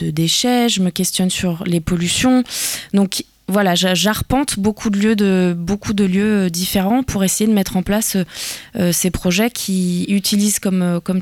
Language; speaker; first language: French; native; French